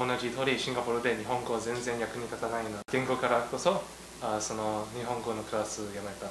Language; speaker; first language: Japanese; non-native, learner; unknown